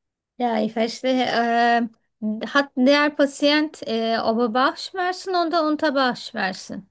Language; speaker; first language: German; non-native, learner; Turkish